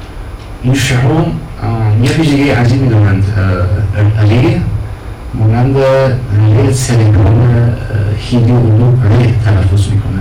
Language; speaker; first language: Persian; non-native, fluent; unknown